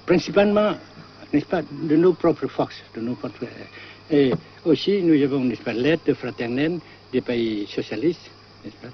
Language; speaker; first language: French; non-native, local second language; Vietnamese